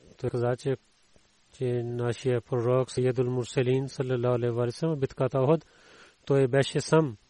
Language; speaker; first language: Bulgarian; non-native, learner; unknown